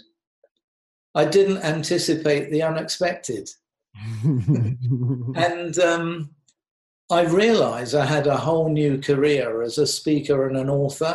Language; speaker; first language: English; native; English